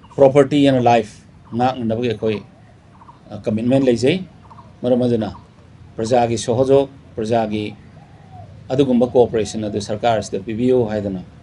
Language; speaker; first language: Manipuri; non-native, local second language; Tangkhul Naga (India)